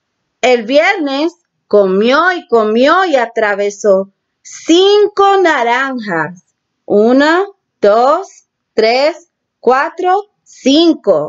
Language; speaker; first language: Spanish; early bilingual, heritage; Spanish